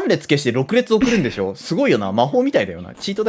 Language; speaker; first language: Japanese; native; Japanese